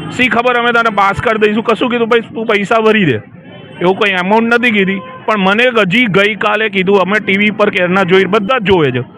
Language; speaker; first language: Gujarati; native; Gujarati